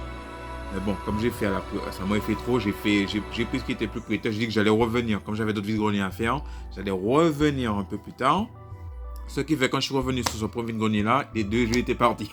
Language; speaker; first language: French; native; French